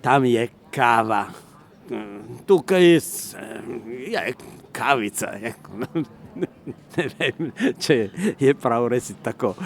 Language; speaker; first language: Slovenian; non-native, learner; Italian